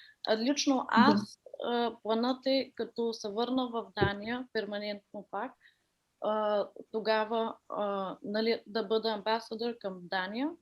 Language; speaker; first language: Bulgarian; early bilingual, heritage; Danish